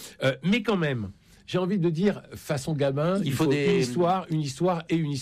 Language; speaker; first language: French; native; French